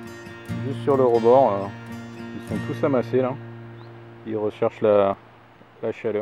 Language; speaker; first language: French; native; French